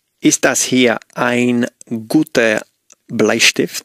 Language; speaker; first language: German; non-native, learner; Spanish